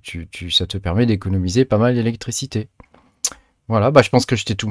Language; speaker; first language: French; native; French